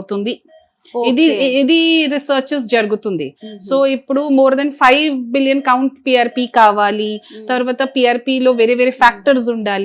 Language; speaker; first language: Telugu; non-native, fluent; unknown